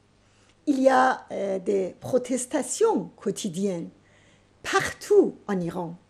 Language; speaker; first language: French; non-native, fluent; Persian